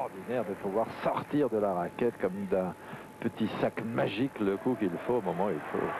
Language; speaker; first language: French; native; French